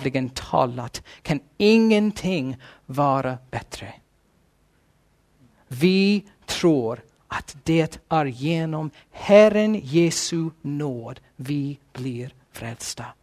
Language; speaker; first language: Swedish; non-native, fluent; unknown